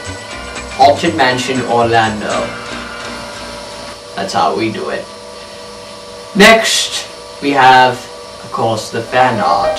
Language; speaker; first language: English; native; English